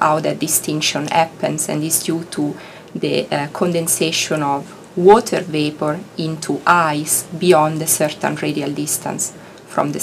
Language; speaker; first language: English; non-native, fluent; Italian